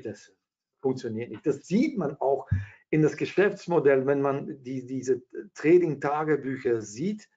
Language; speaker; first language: German; non-native, fluent; Dutch